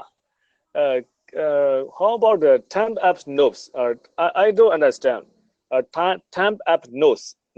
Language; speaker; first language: English; non-native, learner; Burmese